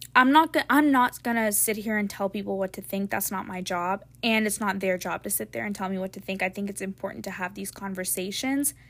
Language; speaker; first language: English; native; English